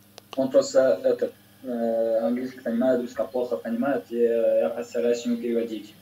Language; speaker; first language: Russian; non-native, fluent; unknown